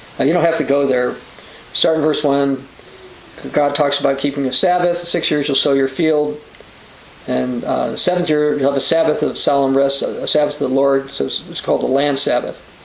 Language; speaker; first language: English; native; English